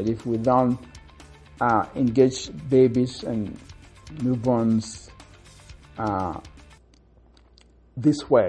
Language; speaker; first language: English; non-native, local second language; Igbo